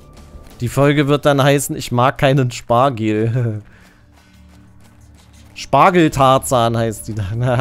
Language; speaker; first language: German; native; German